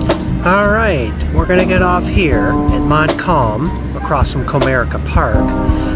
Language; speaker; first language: English; native; English